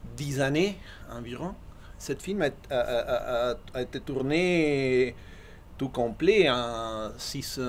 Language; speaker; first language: French; non-native, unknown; Spanish